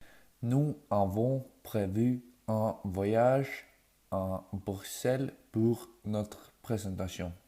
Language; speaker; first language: French; non-native, learner; Norwegian